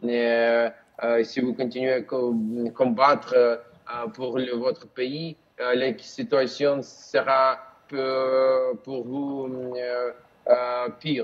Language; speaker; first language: French; non-native, learner; Ukrainian